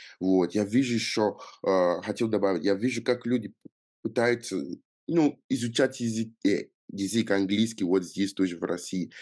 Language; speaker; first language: Russian; non-native, fluent; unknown